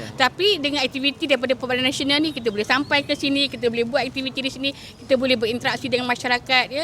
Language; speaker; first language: Malay; native; Malay